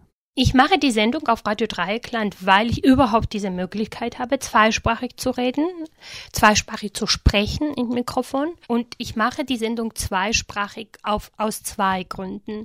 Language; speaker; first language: German; non-native, fluent; Georgian